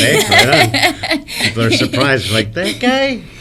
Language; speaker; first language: English; native; English